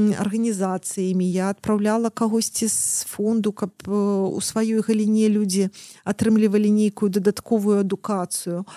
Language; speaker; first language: Belarusian; non-native, local second language; Russian